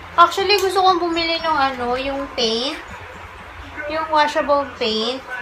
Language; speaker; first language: Filipino; native; Filipino